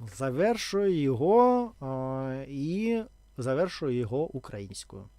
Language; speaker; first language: Ukrainian; non-native, local second language; Russian